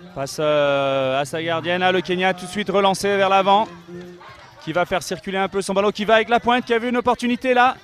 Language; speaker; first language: French; native; French